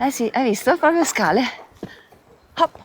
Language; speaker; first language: Italian; native; Italian